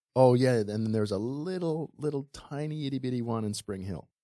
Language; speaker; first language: English; native; English